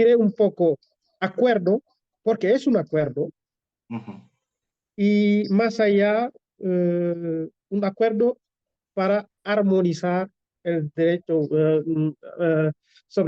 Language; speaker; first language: Spanish; non-native, fluent; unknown